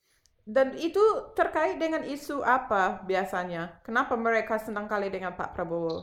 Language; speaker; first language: Indonesian; non-native, fluent; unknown